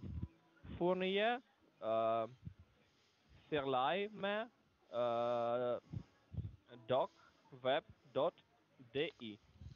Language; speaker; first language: German; non-native, learner; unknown